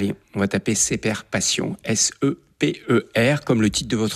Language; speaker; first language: French; native; French